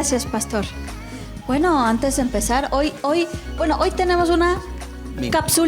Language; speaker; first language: Spanish; native; Spanish